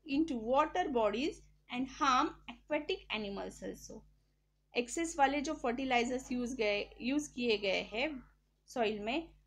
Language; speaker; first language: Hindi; non-native, local second language; Marathi